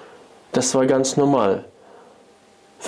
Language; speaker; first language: German; non-native, fluent; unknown